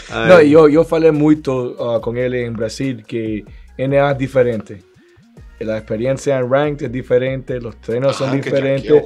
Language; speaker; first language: Portuguese; non-native, learner; Spanish